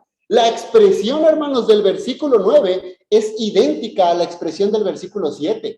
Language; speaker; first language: Spanish; native; Spanish